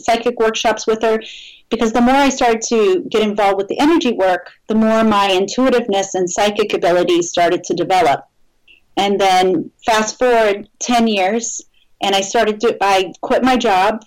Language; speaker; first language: English; native; English